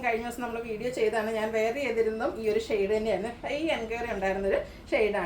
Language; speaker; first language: Malayalam; native; Malayalam